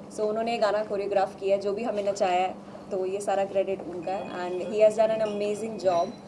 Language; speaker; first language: Hindi; non-native, local second language; Punjabi